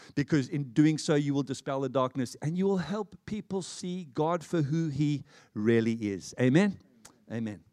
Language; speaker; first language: English; native; English